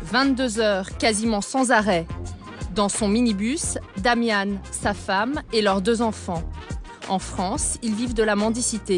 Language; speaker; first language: French; native; French